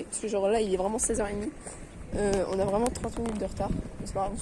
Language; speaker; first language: French; native; French